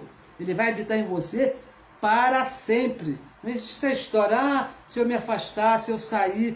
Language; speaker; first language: Portuguese; native; Portuguese